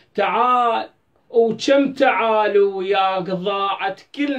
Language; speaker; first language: Arabic; native; Arabic